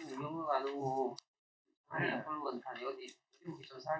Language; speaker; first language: Korean; native; Korean